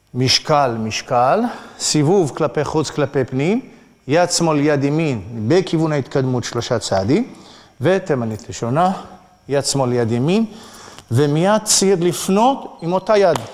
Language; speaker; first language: Hebrew; native; Hebrew